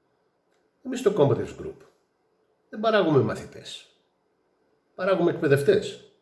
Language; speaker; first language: Greek; native; Greek